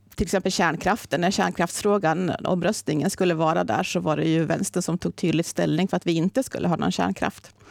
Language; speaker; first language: Swedish; native; Swedish